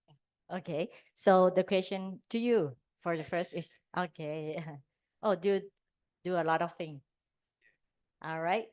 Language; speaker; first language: English; non-native, learner; Thai